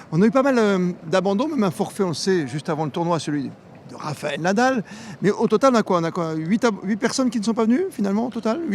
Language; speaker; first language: French; native; French